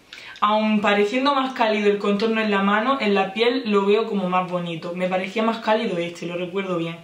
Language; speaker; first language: Spanish; native; Spanish